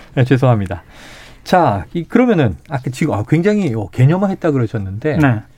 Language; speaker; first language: Korean; native; Korean